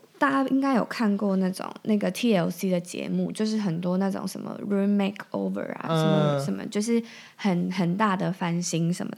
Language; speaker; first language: Chinese; native; Chinese